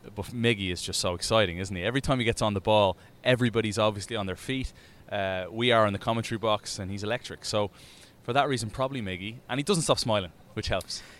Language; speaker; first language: English; native; English